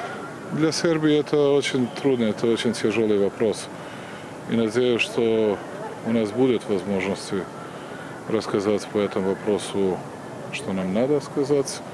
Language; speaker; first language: Russian; non-native, learner; Serbian